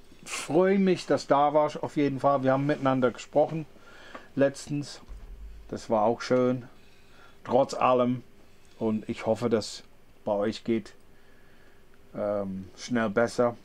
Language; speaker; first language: German; non-native, fluent; English